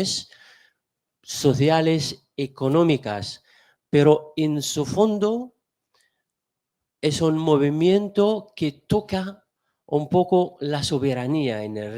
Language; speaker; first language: Spanish; non-native, fluent; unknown